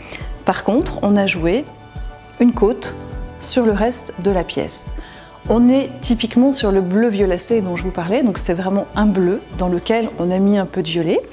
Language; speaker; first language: French; native; French